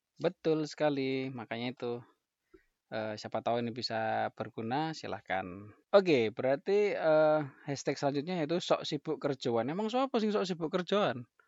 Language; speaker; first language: Indonesian; native; Indonesian